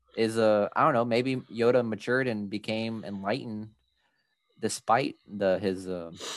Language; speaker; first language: English; early bilingual, other home language; Spanish